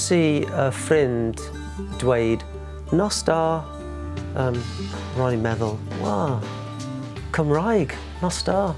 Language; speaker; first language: Welsh; non-native, learner; English